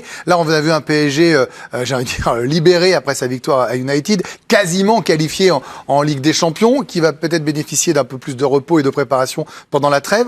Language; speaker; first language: French; native; French